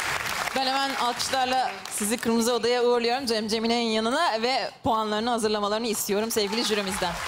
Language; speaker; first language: Turkish; native; Turkish